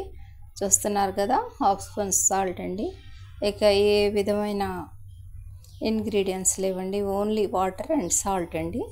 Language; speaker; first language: Telugu; native; Telugu